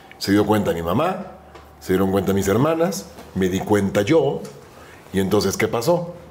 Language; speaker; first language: Spanish; native; Spanish